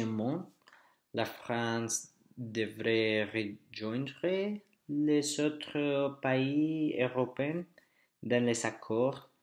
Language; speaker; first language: French; non-native, learner; Spanish